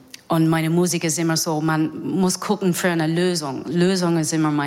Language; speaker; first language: German; non-native, learner; English